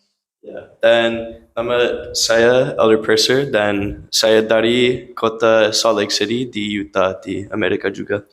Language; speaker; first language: Indonesian; non-native, learner; English